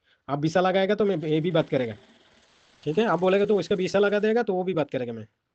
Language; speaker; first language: Hindi; non-native, learner; Bangla